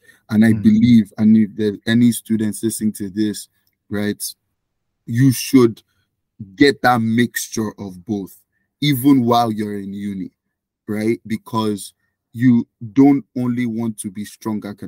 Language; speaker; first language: English; non-native, local second language; Yoruba